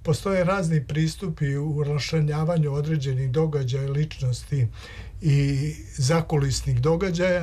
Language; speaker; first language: Serbian; native; Serbian